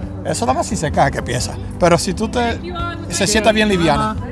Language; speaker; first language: Spanish; early bilingual, other home language; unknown